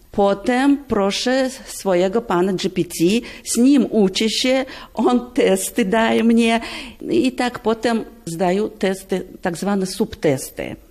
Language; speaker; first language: Polish; non-native, learner; Russian